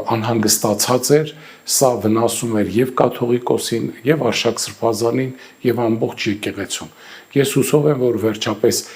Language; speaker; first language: Armenian; native; Armenian